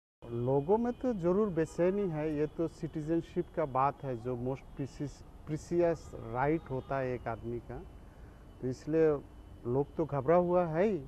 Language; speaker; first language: Urdu; non-native, local second language; Bangla